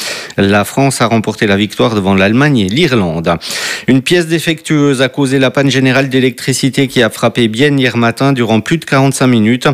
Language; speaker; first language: French; native; French